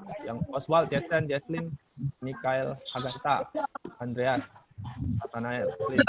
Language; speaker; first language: English; non-native, fluent; Indonesian